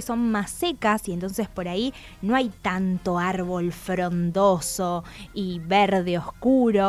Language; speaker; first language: Spanish; native; Spanish